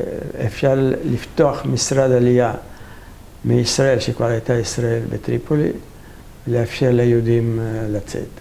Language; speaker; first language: Hebrew; non-native, fluent; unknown